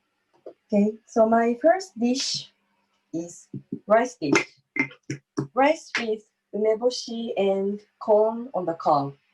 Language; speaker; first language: English; non-native, fluent; Japanese